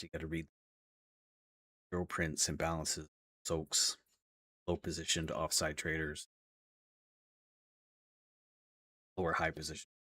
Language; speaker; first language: English; native; English